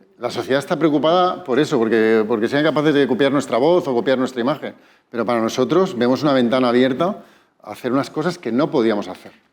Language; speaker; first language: Spanish; native; Spanish